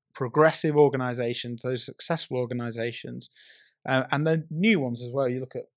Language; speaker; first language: English; native; English